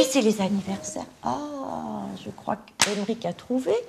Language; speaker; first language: French; native; French